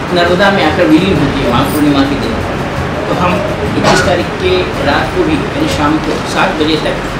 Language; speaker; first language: Hindi; native; Hindi